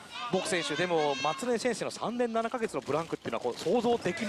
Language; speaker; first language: Japanese; native; Japanese